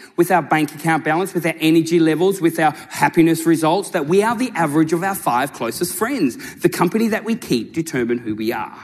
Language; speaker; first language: English; native; English